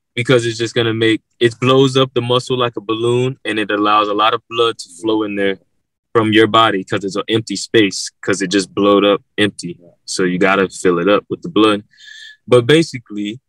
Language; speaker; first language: English; native; English